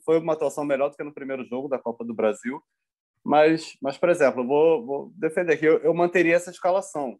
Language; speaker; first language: Portuguese; native; Portuguese